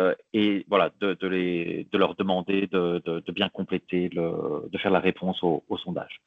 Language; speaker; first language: French; native; French